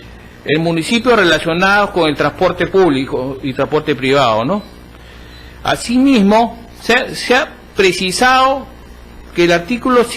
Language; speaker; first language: Spanish; native; Spanish